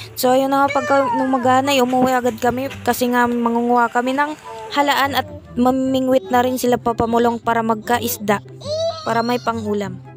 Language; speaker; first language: Filipino; non-native, local second language; Cebuano